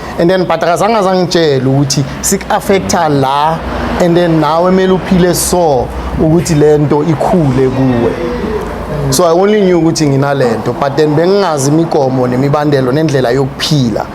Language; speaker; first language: Zulu; native; Zulu